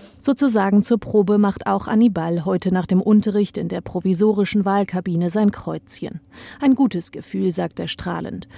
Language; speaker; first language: German; native; German